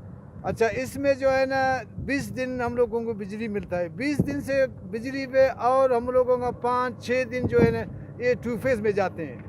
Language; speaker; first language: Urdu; non-native, local second language; Baluchi